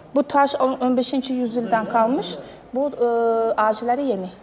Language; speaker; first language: Turkish; non-native, learner; Uzbek